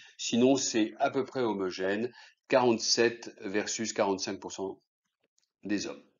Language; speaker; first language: French; native; French